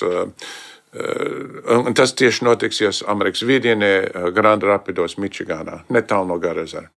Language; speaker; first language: Latvian; early bilingual, heritage; Latvian